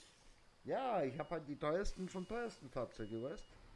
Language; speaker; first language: German; native; German